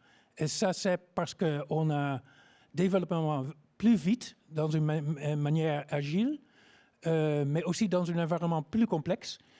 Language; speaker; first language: French; non-native, learner; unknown